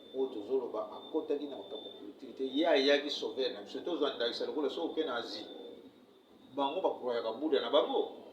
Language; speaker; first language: Lingala; non-native, local second language; Kongo